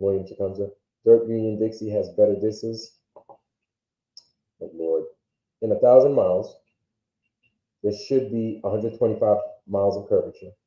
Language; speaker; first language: English; native; English